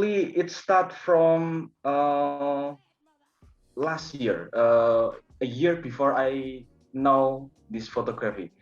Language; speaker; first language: English; non-native, learner; Indonesian